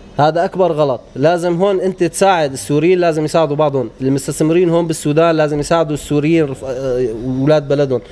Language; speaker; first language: Arabic; native; Arabic